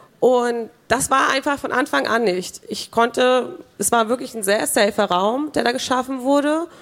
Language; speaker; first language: German; early bilingual, other home language; Kurdish